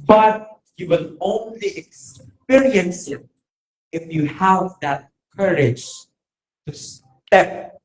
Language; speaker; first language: English; non-native, local second language; Filipino